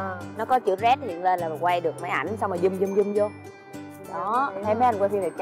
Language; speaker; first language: Vietnamese; native; Vietnamese